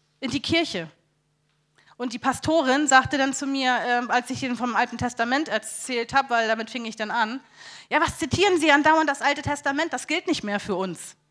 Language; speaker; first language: German; native; German